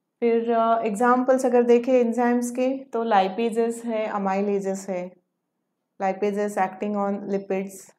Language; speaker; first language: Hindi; non-native, local second language; Marathi